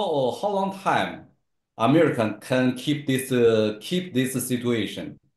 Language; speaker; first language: English; non-native, learner; Chinese